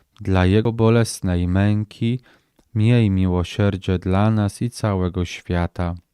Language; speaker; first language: Polish; native; Polish